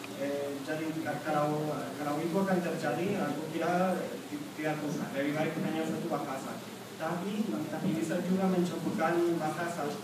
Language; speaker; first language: Indonesian; non-native, fluent; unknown